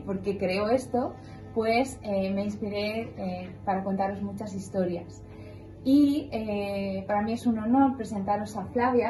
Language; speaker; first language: Spanish; native; Spanish